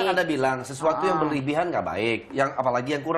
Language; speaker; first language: Indonesian; native; Indonesian